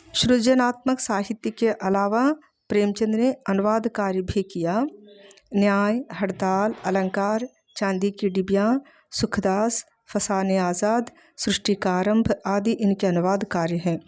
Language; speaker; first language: Hindi; non-native, local second language; Telugu